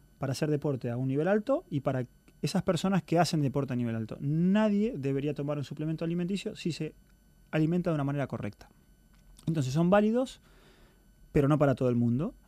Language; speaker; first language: Spanish; native; Spanish